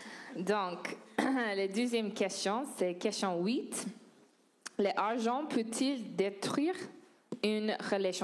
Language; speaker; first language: French; non-native, learner; English